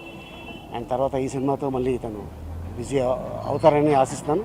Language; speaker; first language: Telugu; native; Telugu